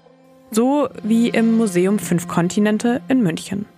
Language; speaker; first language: German; native; German